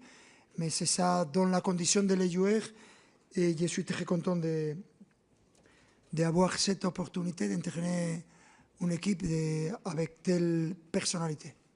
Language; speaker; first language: French; non-native, fluent; Spanish